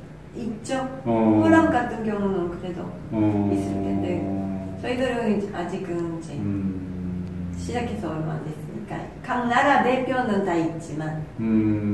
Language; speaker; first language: Korean; non-native, fluent; Japanese